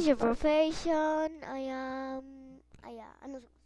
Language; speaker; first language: English; non-native, learner; Spanish